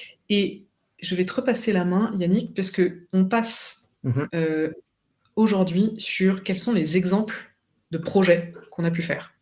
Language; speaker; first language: French; native; French